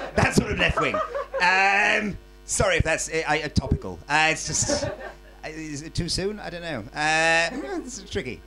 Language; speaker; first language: English; native; English